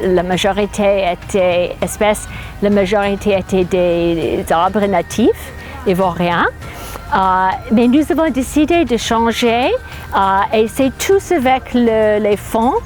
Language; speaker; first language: French; non-native, fluent; English